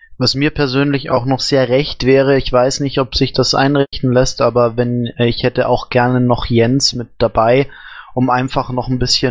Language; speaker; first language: German; native; German